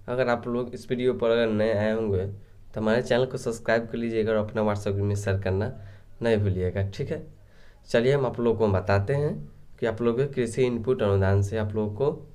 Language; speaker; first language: Hindi; native; Hindi